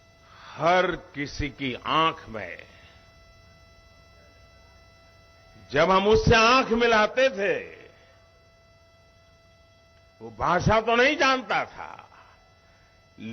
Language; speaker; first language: Hindi; non-native, local second language; Gujarati